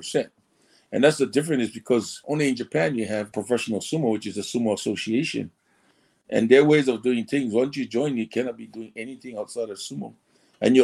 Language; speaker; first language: English; early bilingual, other home language; Samoan